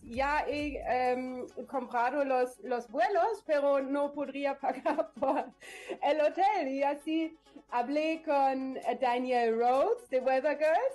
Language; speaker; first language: Spanish; non-native, learner; German